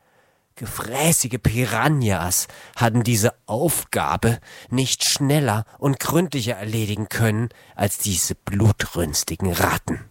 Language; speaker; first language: German; native; German